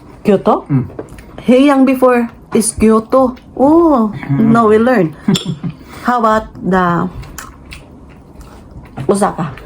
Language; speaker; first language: English; non-native, local second language; Cebuano